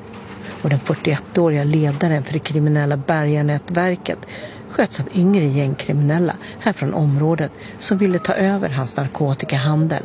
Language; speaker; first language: Swedish; native; Swedish